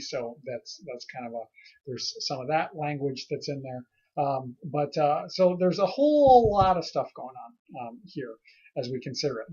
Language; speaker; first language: English; native; English